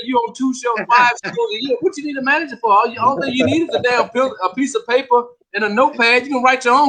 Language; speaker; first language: English; native; English